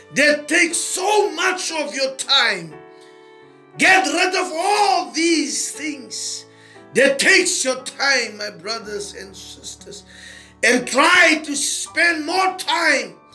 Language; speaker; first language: English; non-native, local second language; Afrikaans